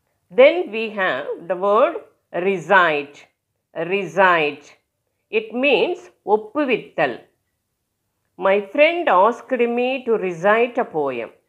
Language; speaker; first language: English; non-native, local second language; Tamil